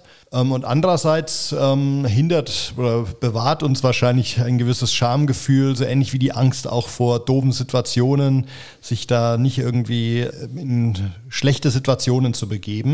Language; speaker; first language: German; native; German